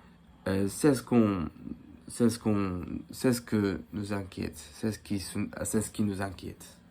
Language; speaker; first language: French; non-native, fluent; Korean